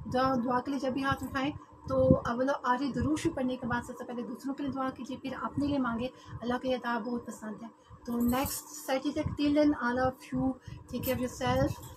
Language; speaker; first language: Urdu; non-native, local second language; Punjabi